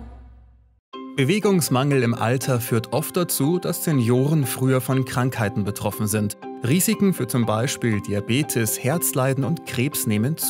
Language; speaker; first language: German; native; German